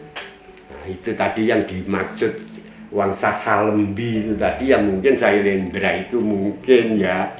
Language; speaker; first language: Indonesian; non-native, local second language; Javanese